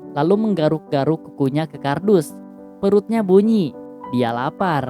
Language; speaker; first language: Indonesian; native; Indonesian